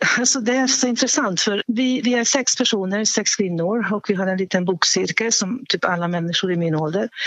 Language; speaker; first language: Swedish; non-native, fluent; Hungarian